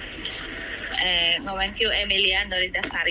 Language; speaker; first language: Cantonese; non-native, learner; Indonesian